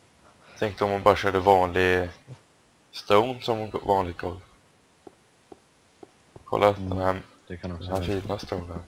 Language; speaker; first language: Swedish; native; Swedish